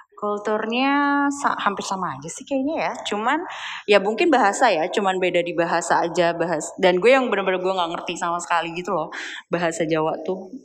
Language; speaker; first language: Indonesian; native; Indonesian